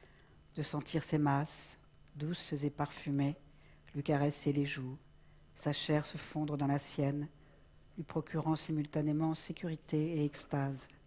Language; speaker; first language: French; native; French